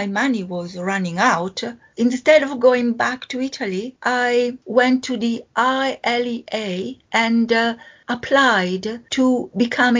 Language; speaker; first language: English; non-native, fluent; Italian